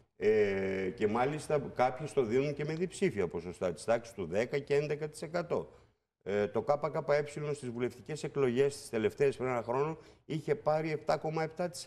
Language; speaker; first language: Greek; native; Greek